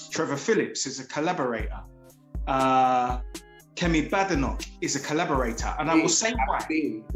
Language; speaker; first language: English; native; English